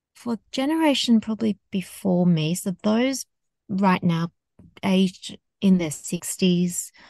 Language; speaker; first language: English; native; English